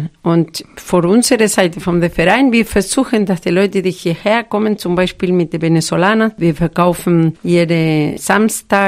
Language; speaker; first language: German; non-native, fluent; Spanish